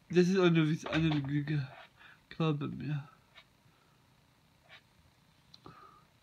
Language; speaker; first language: German; non-native, learner; Turkish